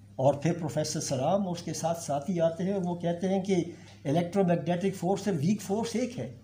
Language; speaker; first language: Urdu; non-native, local second language; Pashto